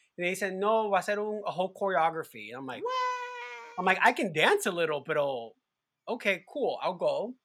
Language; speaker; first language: English; non-native, fluent; Spanish